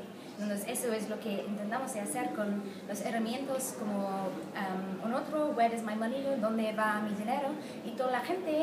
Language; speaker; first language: Spanish; non-native, fluent; English